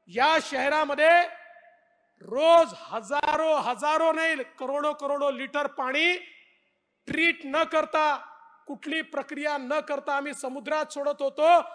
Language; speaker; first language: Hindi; non-native, local second language; Marathi